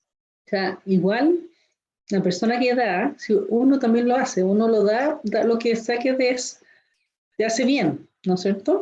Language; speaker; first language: Spanish; native; Spanish